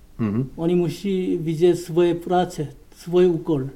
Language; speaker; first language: Czech; non-native, learner; Korean